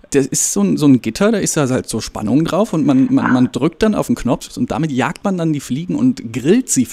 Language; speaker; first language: German; native; German